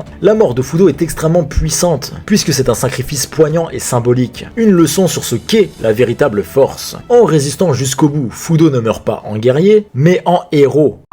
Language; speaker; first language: French; native; French